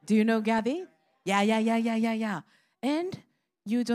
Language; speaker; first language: English; non-native, learner; Japanese